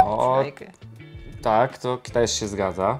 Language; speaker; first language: Polish; native; Polish